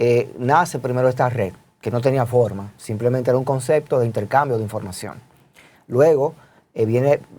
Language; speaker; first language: Spanish; native; Spanish